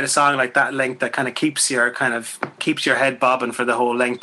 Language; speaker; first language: English; native; English